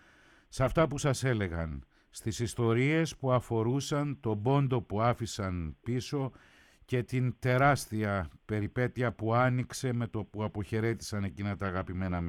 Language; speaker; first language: Greek; native; Greek